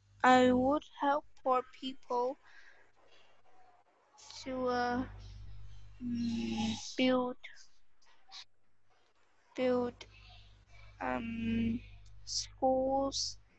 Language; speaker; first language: English; non-native, learner; Vietnamese